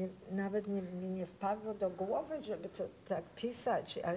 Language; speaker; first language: Polish; early bilingual, heritage; Polish